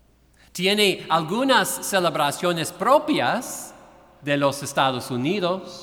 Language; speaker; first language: Spanish; non-native, fluent; English